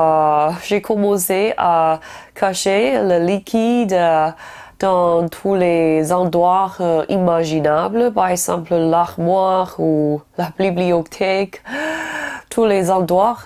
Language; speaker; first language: French; non-native, learner; Chinese